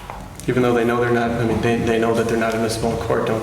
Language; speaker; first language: English; native; English